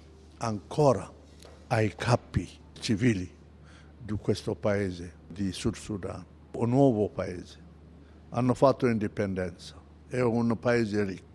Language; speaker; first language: Italian; non-native, fluent; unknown